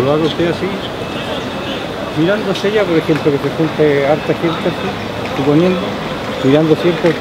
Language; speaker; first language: Spanish; native; Spanish